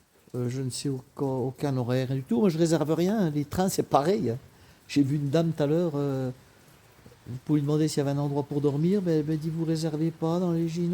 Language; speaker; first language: French; native; French